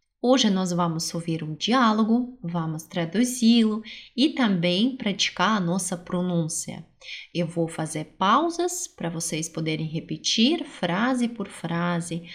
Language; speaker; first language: Portuguese; non-native, fluent; Russian